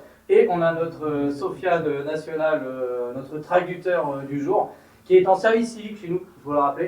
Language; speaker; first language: French; native; French